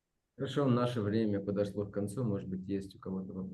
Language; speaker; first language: Russian; native; Russian